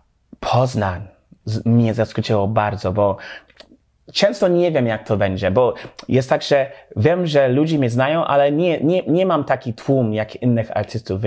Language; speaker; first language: Polish; non-native, learner; English